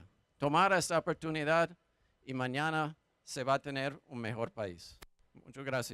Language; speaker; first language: Spanish; non-native, fluent; English